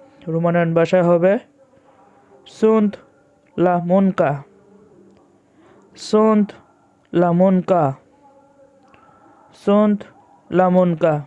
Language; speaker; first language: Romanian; non-native, fluent; Bangla